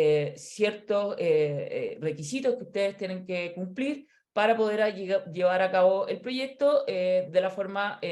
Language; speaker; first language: Spanish; native; Spanish